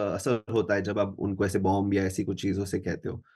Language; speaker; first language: Hindi; non-native, local second language; Marathi